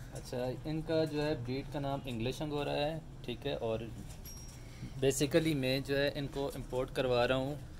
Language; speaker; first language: Urdu; non-native, local second language; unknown